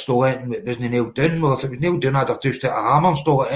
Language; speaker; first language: English; native; English